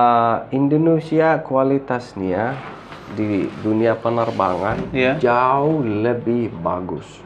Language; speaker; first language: Indonesian; non-native, fluent; Arabic